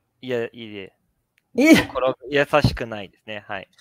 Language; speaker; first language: Japanese; non-native, fluent; Portuguese